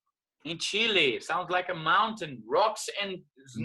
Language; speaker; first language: English; non-native, fluent; Portuguese